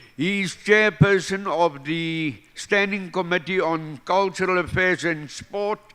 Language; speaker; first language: English; non-native, local second language; Afrikaans